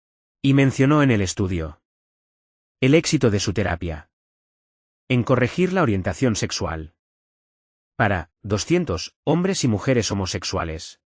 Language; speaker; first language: Spanish; non-native, fluent; Arabic